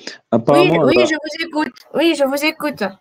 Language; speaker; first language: French; non-native, local second language; Arabic